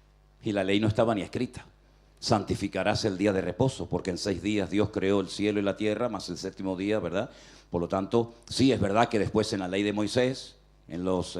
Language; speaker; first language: Spanish; native; Spanish